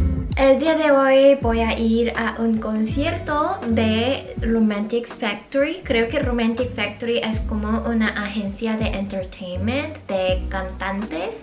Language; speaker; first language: Spanish; non-native, local second language; Korean